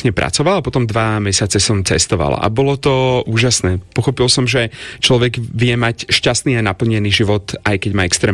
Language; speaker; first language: Slovak; native; Slovak